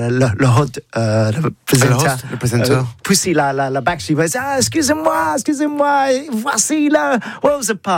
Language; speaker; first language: French; non-native, learner; English